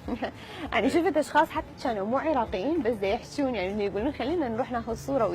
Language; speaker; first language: Arabic; native; Arabic